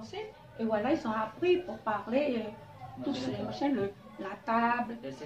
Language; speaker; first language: French; non-native, local second language; Javanese